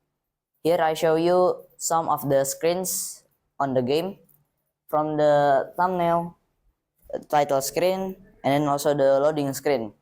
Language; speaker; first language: English; non-native, learner; Indonesian